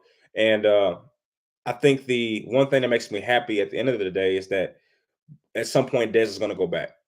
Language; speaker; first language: English; native; English